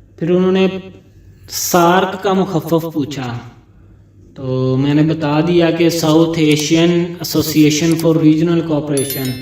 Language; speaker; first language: Urdu; non-native, local second language; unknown